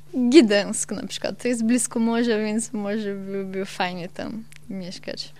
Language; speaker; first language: Polish; non-native, learner; Portuguese